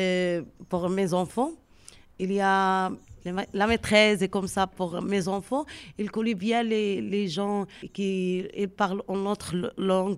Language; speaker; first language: French; non-native, learner; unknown